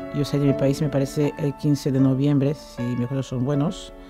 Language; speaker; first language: Spanish; non-native, fluent; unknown